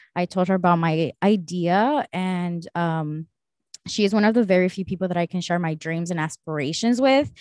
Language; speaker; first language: English; early bilingual, other home language; Spanish